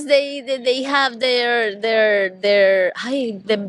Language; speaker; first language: English; non-native, learner; Spanish